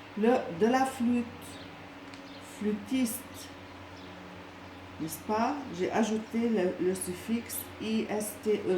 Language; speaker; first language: French; non-native, local second language; Arabic